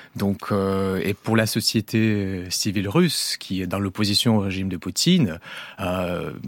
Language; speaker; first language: French; non-native, fluent; Russian